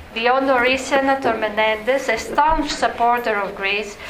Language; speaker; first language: English; non-native, fluent; Greek